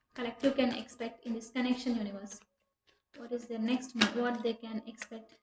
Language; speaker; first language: English; non-native, local second language; Telugu